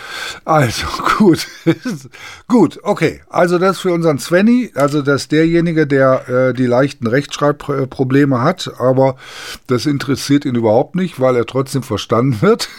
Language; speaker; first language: German; native; German